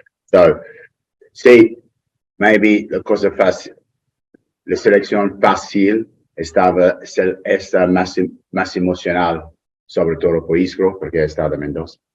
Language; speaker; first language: Spanish; non-native, learner; English